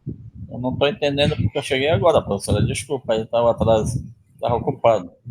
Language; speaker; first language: Portuguese; native; Portuguese